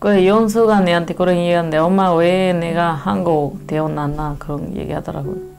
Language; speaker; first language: Korean; non-native, learner; Spanish